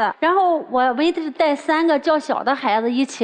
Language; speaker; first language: Chinese; native; Chinese